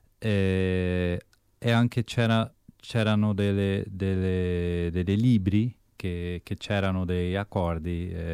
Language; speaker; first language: Italian; early bilingual, heritage; Portuguese